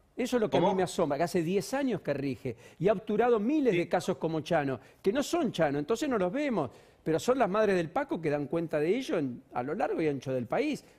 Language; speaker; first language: Spanish; native; Spanish